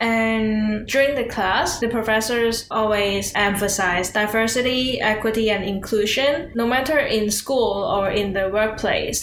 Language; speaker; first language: English; non-native, local second language; Cantonese